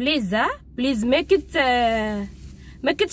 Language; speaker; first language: English; non-native, learner; Arabic